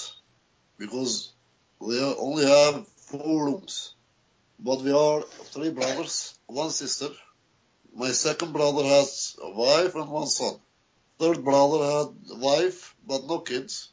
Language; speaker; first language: English; non-native, learner; Albanian